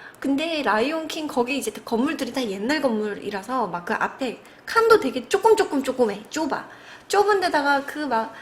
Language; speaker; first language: Korean; native; Korean